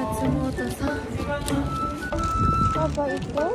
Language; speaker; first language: Filipino; native; Filipino